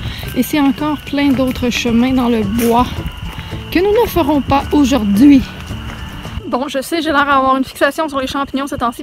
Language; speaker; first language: French; native; French